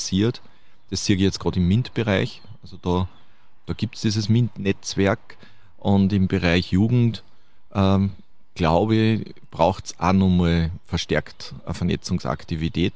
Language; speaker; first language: German; native; German